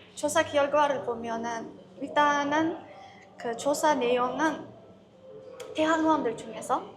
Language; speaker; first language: Korean; non-native, fluent; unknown